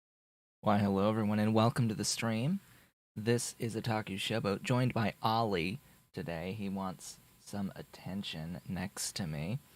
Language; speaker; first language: English; native; English